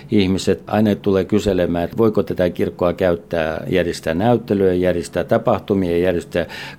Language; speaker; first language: Finnish; non-native, fluent; Russian